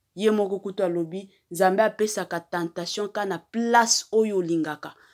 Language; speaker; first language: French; non-native, local second language; Lingala